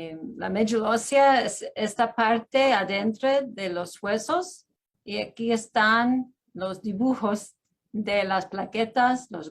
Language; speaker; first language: Spanish; early bilingual, heritage; Spanish